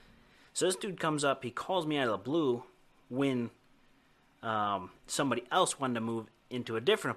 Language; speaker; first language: English; native; English